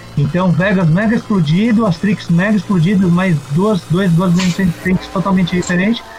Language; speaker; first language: Portuguese; native; Portuguese